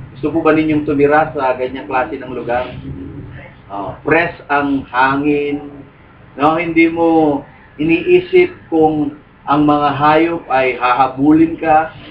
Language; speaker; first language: Filipino; native; Filipino